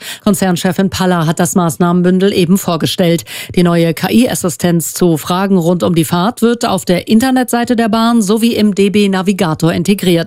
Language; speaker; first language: German; native; German